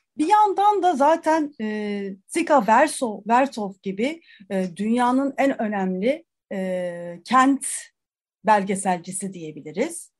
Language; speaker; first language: Turkish; native; Turkish